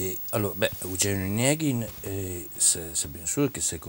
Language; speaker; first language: French; non-native, fluent; Italian